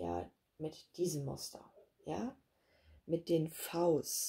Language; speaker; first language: German; native; German